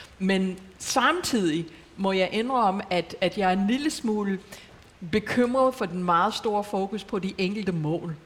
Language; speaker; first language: Danish; non-native, fluent; English